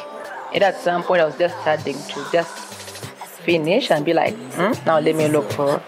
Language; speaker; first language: English; non-native, local second language; Ganda